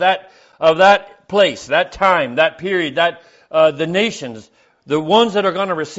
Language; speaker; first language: English; native; English